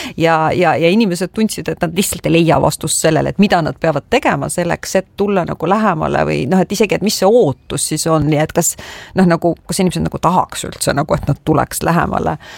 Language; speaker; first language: Estonian; non-native, local second language; Russian